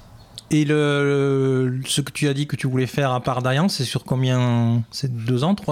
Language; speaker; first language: French; native; French